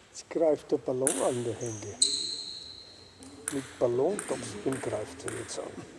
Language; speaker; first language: German; native; German